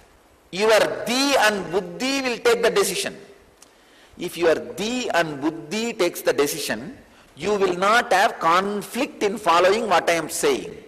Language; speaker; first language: English; non-native, local second language; Tamil